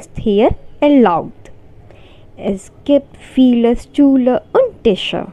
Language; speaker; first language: German; non-native, learner; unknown